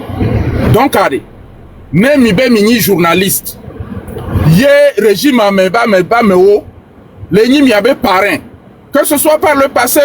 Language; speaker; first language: French; non-native, local second language; Ewe